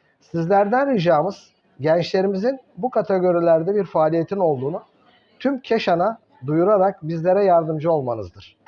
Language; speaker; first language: Turkish; native; Turkish